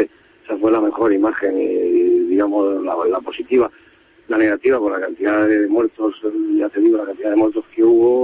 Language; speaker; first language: Spanish; native; Spanish